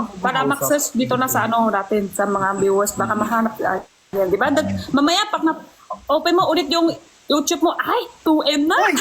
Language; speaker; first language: Filipino; non-native, learner; Chinese